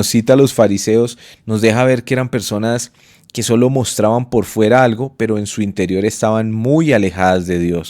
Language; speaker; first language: Spanish; native; Spanish